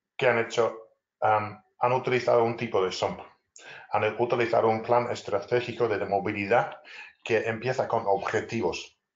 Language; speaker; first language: Spanish; non-native, fluent; English